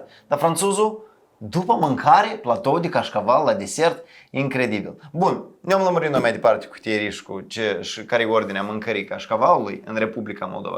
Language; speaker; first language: Romanian; native; Romanian